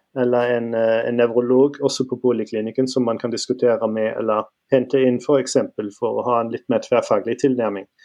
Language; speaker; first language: Norwegian; non-native, fluent; German